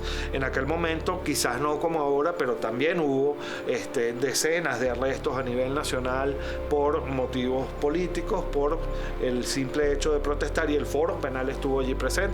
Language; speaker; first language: Spanish; native; Spanish